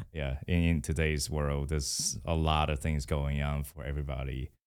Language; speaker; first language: English; non-native, fluent; Chinese